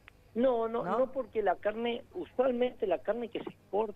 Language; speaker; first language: Spanish; native; Spanish